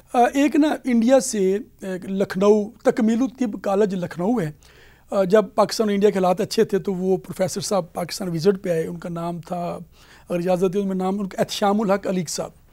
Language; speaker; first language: Urdu; native; Urdu